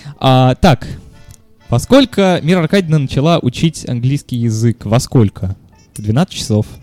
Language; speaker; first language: Russian; native; Russian